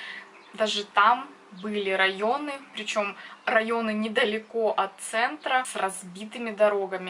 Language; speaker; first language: Russian; native; Russian